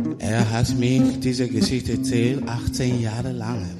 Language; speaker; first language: German; non-native, learner; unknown